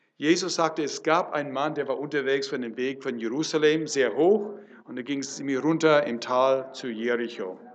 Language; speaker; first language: German; non-native, fluent; English